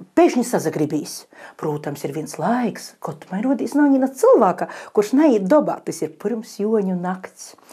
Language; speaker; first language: Latvian; native; Latvian